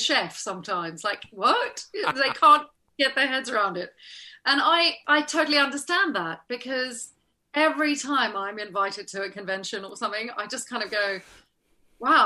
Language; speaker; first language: English; native; English